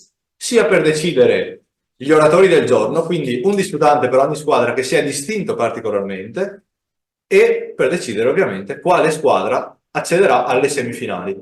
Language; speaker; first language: Italian; native; Italian